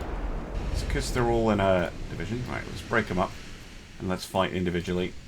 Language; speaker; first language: English; native; English